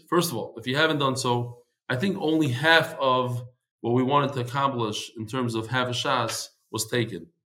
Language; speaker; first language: English; native; English